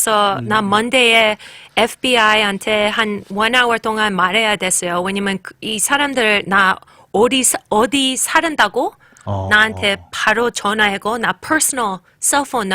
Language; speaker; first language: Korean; early bilingual, heritage; English